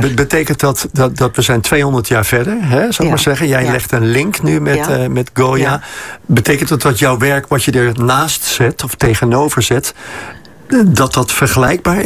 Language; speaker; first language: Dutch; native; Dutch